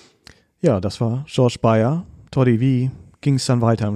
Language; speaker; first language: German; native; German